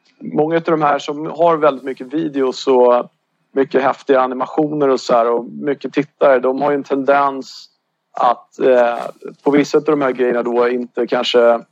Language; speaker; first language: Swedish; native; Swedish